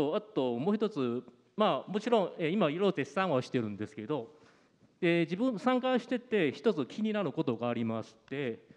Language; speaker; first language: Japanese; non-native, fluent; Malay